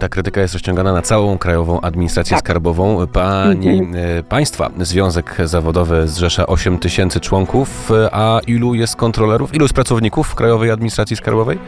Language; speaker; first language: Polish; native; Polish